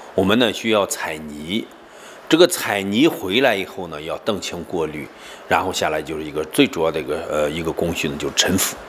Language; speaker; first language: Chinese; native; Chinese